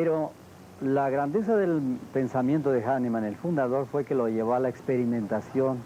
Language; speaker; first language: Spanish; native; Spanish